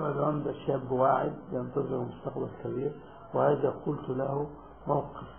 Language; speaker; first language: Arabic; native; Arabic